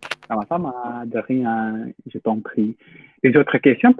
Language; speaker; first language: French; non-native, fluent; Indonesian